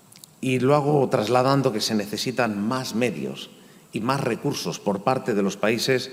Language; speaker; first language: Spanish; native; Spanish